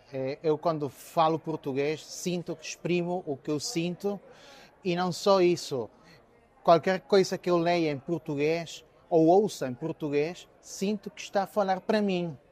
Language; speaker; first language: Portuguese; early bilingual, heritage; Portuguese